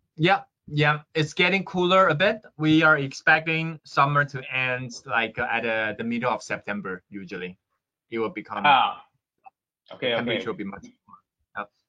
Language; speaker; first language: English; non-native, fluent; Chinese